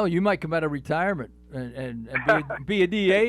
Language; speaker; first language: English; native; English